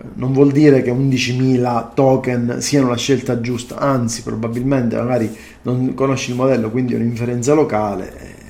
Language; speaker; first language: Italian; native; Italian